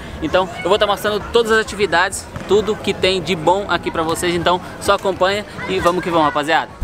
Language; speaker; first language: Portuguese; native; Portuguese